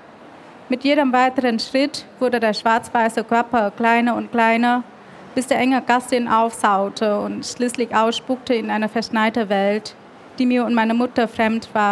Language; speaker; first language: German; early bilingual, other home language; Vietnamese